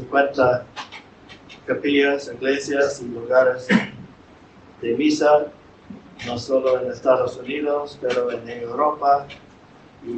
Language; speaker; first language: Spanish; non-native, fluent; English